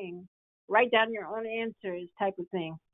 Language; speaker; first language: English; native; English